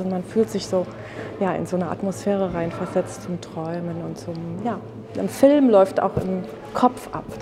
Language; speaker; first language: German; native; German